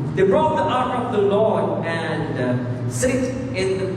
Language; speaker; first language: English; non-native, local second language; Sinhala